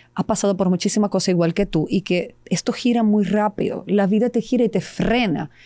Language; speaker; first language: Spanish; non-native, fluent; Serbian